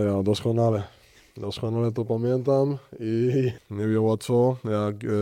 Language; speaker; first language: Polish; non-native, learner; Spanish